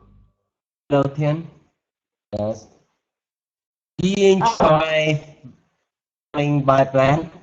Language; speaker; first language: English; non-native, learner; Vietnamese